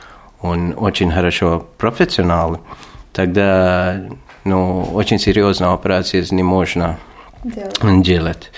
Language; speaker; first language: Russian; non-native, learner; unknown